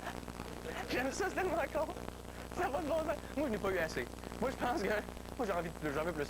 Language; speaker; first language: French; native; French